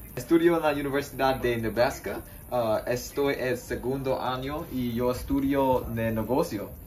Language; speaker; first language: Spanish; non-native, learner; English